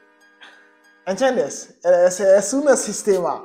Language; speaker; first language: Spanish; non-native, learner; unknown